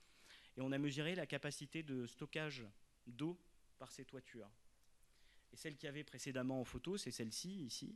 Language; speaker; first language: French; native; French